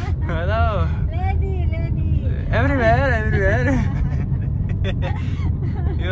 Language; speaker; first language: English; non-native, learner; Czech